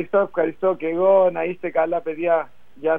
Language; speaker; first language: Greek; non-native, fluent; Spanish